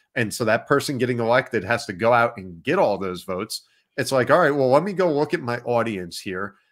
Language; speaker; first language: English; native; English